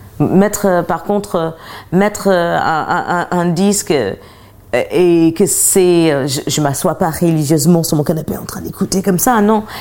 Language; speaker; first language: French; early bilingual, other home language; English